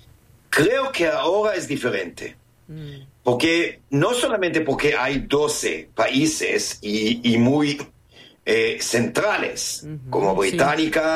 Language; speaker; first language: Spanish; non-native, fluent; Hebrew